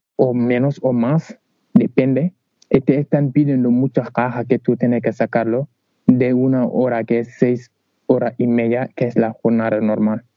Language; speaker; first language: Spanish; non-native, learner; Wolof